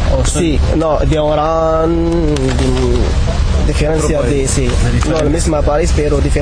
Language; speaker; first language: Spanish; non-native, learner; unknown